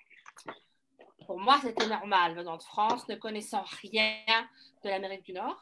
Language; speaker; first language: French; native; French